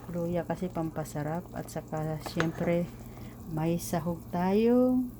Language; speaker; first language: Filipino; non-native, local second language; Iloko